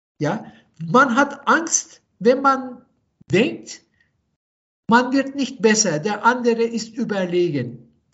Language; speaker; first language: German; non-native, fluent; Turkish